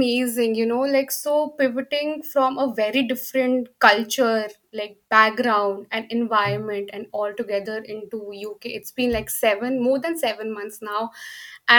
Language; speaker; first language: English; non-native, local second language; Hindi